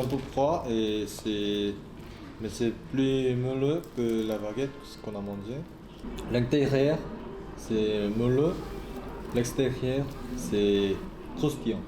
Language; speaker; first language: French; non-native, fluent; Korean